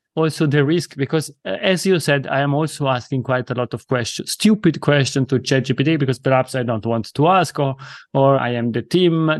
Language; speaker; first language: English; non-native, fluent; Italian